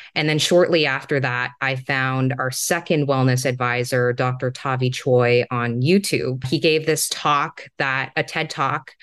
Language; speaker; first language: English; native; English